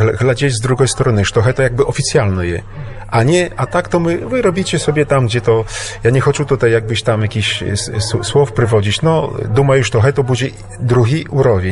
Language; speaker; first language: Polish; non-native, learner; Belarusian